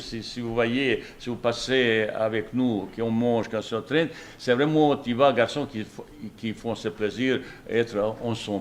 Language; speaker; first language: French; non-native, fluent; Bosnian